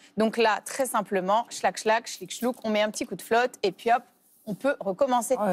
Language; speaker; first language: French; native; French